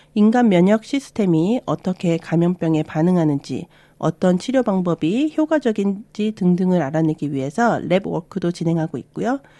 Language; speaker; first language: Korean; early bilingual, other home language; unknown